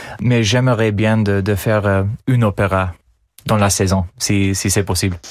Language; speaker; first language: French; non-native, fluent; English